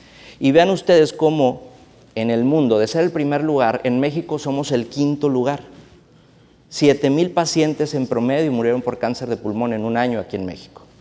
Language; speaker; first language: Spanish; native; Spanish